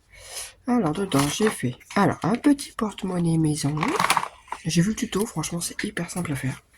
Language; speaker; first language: French; native; French